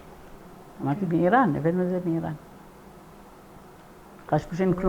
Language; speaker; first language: Hebrew; non-native, fluent; Persian